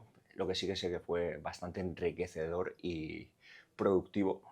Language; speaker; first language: Spanish; native; Spanish